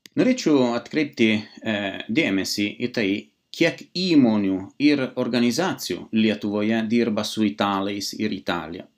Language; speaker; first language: Lithuanian; non-native, fluent; Italian